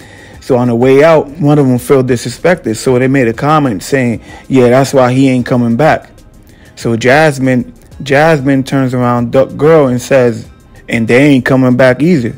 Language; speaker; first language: English; native; English